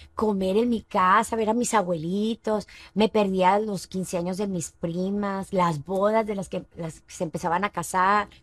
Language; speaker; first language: Spanish; native; Spanish